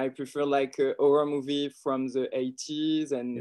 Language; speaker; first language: English; non-native, learner; French